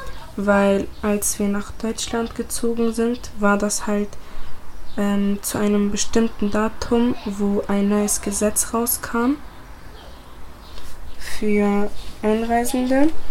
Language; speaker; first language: German; early bilingual, other home language; Bosnian